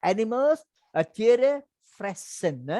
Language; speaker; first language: German; non-native, learner; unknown